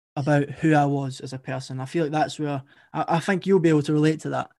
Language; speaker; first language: English; native; English